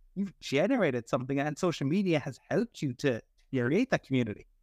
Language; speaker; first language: English; native; English